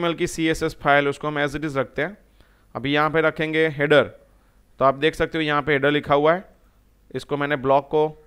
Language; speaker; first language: Hindi; non-native, local second language; Gujarati